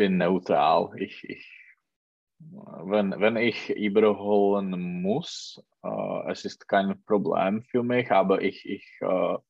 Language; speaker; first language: German; non-native, learner; Czech